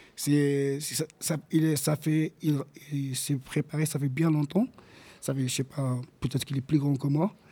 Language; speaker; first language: French; non-native, local second language; Arabic